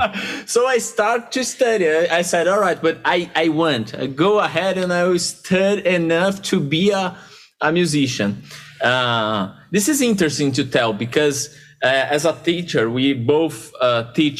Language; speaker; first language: English; non-native, fluent; Portuguese